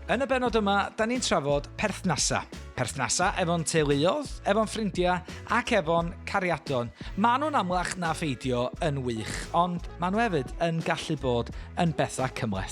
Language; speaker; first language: Welsh; native; Welsh